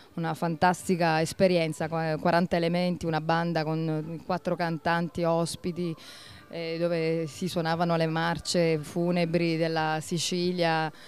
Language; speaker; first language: Italian; native; Italian